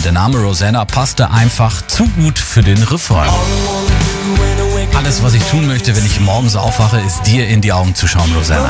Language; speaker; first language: German; native; German